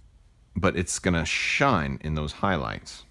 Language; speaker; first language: English; native; English